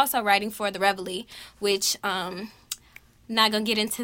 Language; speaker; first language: English; native; English